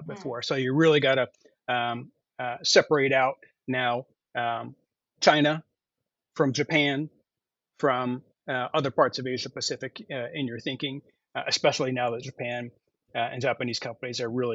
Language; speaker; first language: English; native; English